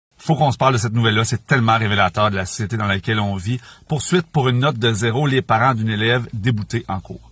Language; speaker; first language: French; native; French